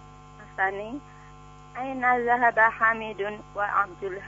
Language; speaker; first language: Arabic; non-native, learner; Indonesian